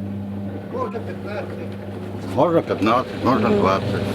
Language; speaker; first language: Russian; native; Russian